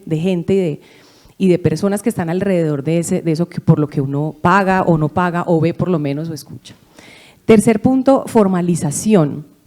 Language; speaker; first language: Spanish; native; Spanish